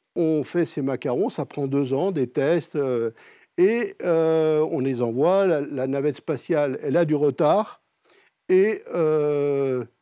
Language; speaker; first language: French; native; French